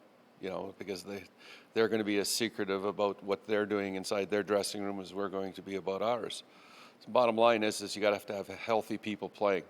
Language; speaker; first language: English; native; English